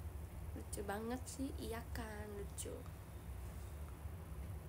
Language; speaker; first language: Indonesian; non-native, learner; Japanese